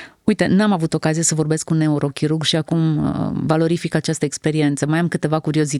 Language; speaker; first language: Romanian; native; Romanian